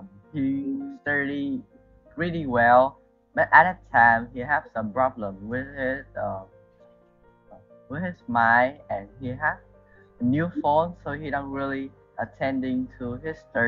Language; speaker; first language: English; non-native, learner; Vietnamese